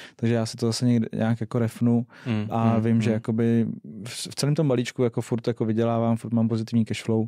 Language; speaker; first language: Czech; non-native, local second language; Russian